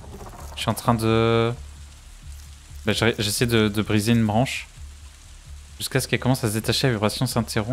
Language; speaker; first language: French; native; French